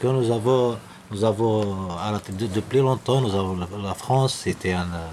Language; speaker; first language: French; non-native, learner; Arabic